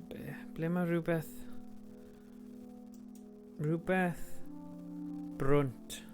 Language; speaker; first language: Welsh; native; Welsh